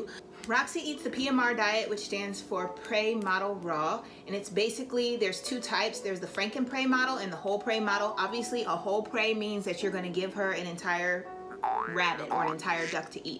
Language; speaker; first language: English; native; English